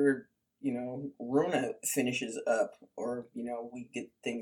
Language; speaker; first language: English; native; English